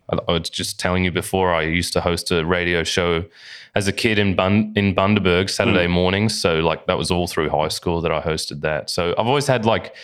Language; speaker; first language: English; native; English